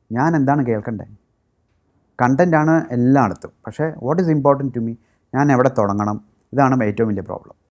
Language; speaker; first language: Malayalam; native; Malayalam